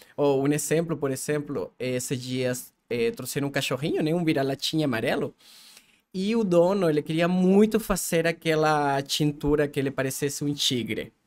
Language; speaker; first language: Portuguese; non-native, fluent; Spanish